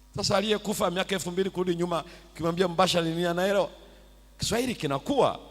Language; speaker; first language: Swahili; native; Swahili